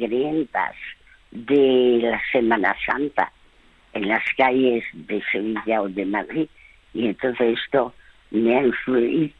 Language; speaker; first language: Spanish; early bilingual, other home language; French